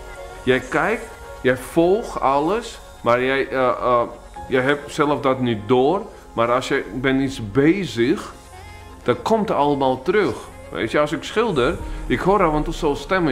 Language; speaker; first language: Dutch; non-native, fluent; Georgian